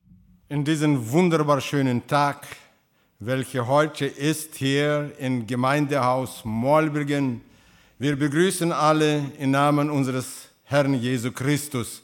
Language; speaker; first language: German; non-native, fluent; Russian